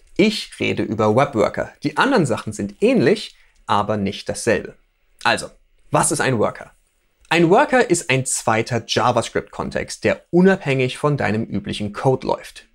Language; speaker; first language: German; native; German